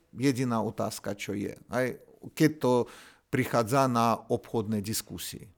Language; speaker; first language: Slovak; non-native, fluent; Russian